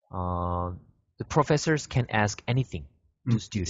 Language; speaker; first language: English; non-native, learner; Korean